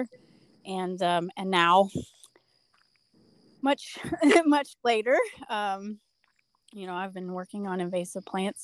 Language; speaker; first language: English; native; English